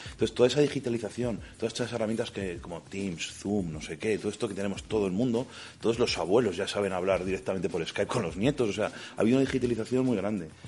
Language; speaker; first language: Spanish; native; Spanish